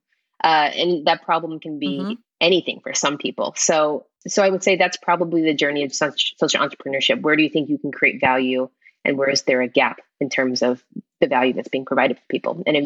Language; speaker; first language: English; native; English